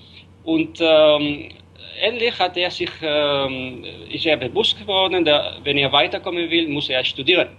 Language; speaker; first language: German; non-native, fluent; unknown